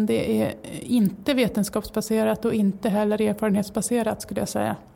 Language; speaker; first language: Swedish; native; Swedish